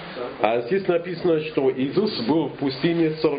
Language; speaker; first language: Russian; non-native, fluent; English